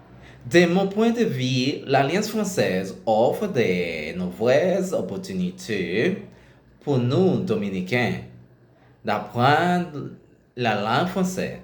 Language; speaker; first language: French; non-native, learner; Spanish